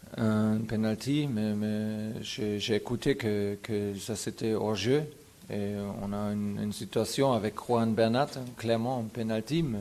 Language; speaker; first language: French; non-native, fluent; German